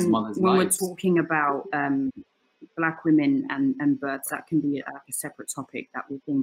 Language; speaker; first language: English; native; English